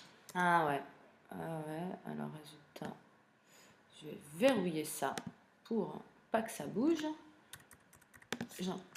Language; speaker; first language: French; native; French